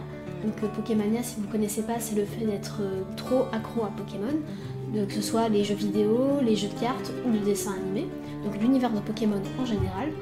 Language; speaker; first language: French; native; French